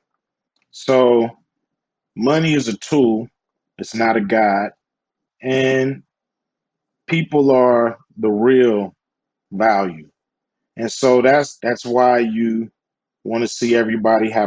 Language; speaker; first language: English; native; English